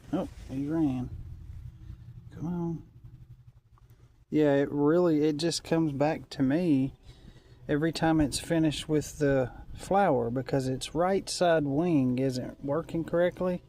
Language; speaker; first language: English; native; English